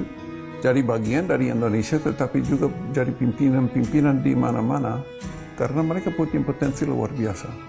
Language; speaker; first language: Indonesian; non-native, fluent; English